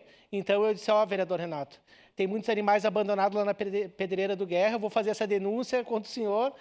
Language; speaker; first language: Portuguese; native; Portuguese